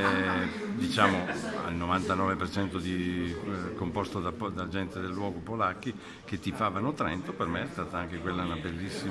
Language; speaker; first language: Italian; native; Italian